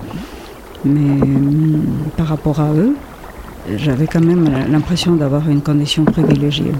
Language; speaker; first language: French; non-native, fluent; Spanish